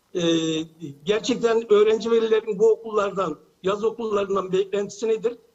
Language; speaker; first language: Turkish; native; Turkish